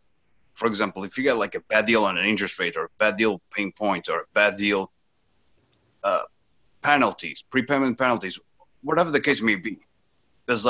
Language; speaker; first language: English; non-native, fluent; Portuguese